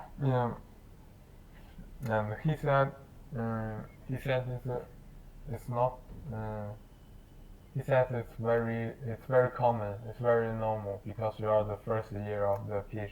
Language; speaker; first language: English; non-native, learner; Chinese